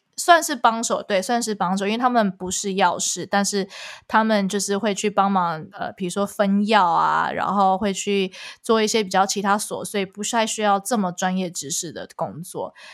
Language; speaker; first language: Chinese; early bilingual, heritage; Chinese